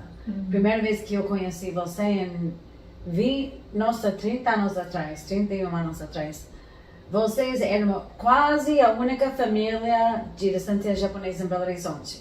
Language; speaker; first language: Portuguese; non-native, fluent; English